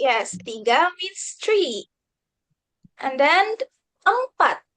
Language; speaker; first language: English; non-native, fluent; Indonesian